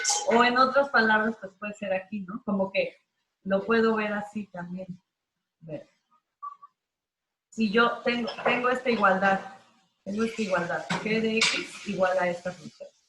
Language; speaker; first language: Spanish; native; Spanish